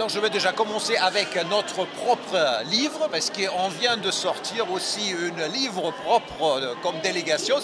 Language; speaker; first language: French; non-native, fluent; German